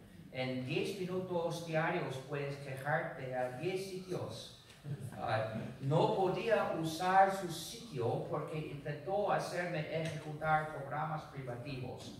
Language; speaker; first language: Spanish; non-native, fluent; English